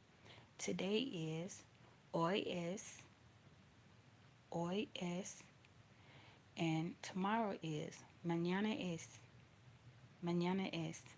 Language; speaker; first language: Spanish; non-native, learner; English